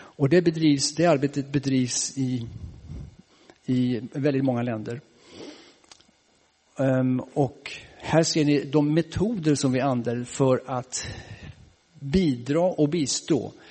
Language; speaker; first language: Swedish; native; Swedish